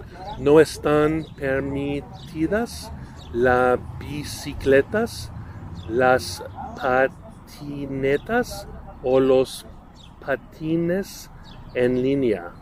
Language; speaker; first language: Spanish; non-native, learner; English